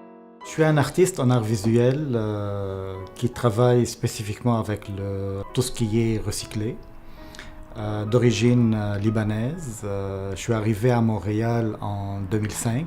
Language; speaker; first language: French; non-native, fluent; Arabic